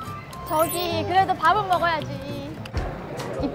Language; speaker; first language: Korean; native; Korean